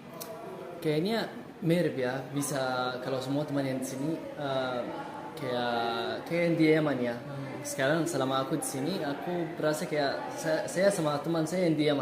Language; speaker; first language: Indonesian; non-native, learner; Arabic